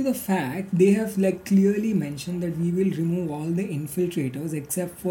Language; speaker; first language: English; non-native, local second language; Marathi